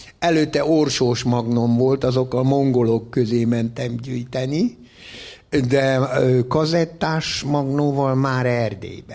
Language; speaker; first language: Hungarian; native; Hungarian